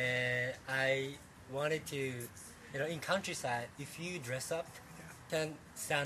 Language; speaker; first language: English; non-native, fluent; Japanese